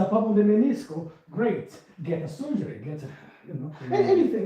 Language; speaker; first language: English; non-native, fluent; Portuguese